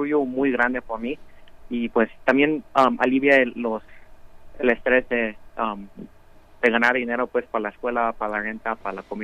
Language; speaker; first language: Spanish; early bilingual, heritage; Spanish